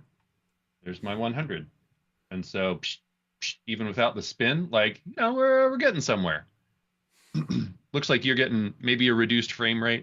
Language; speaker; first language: English; native; English